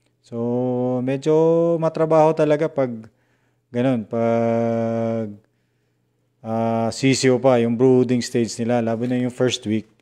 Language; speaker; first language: Filipino; non-native, local second language; Cebuano